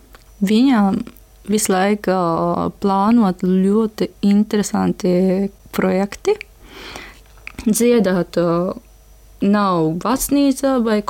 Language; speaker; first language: Latvian; non-native, learner; Japanese